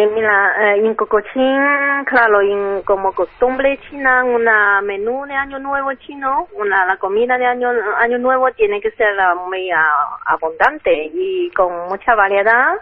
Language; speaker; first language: Spanish; non-native, fluent; Chinese